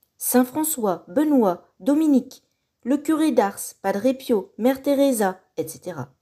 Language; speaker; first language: French; native; French